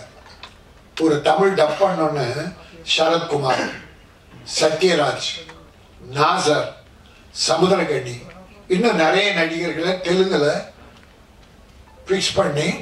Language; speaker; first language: Tamil; native; Tamil